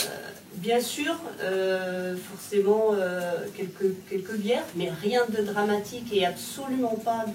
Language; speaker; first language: French; native; French